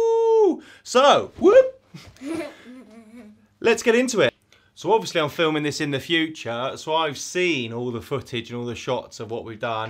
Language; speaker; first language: English; native; English